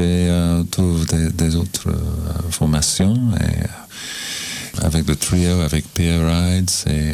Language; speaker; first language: French; non-native, learner; English